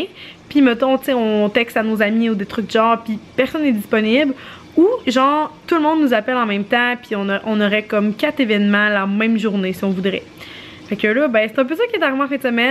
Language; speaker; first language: French; native; French